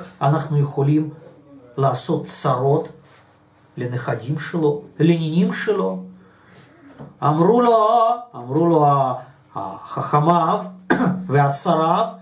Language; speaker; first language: Hebrew; non-native, fluent; Russian